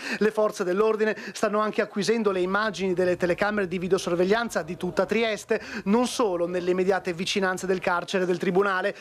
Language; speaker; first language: Italian; native; Italian